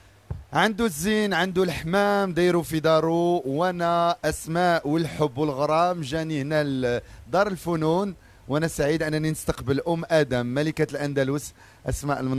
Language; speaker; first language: Arabic; native; Arabic